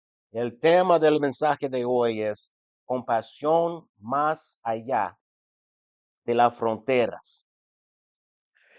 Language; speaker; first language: Spanish; non-native, fluent; English